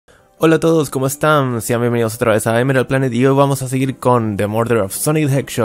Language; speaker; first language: Spanish; native; Spanish